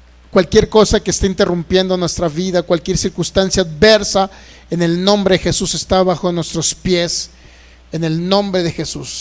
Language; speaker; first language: Spanish; native; Spanish